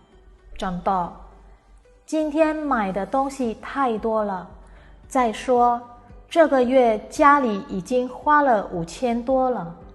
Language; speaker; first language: Chinese; non-native, fluent; Indonesian